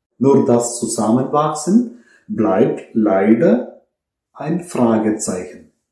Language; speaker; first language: German; non-native, fluent; Malayalam